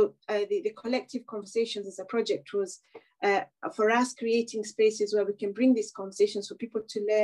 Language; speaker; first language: English; non-native, local second language; Kikuyu